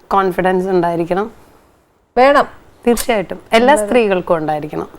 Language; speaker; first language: Malayalam; native; Malayalam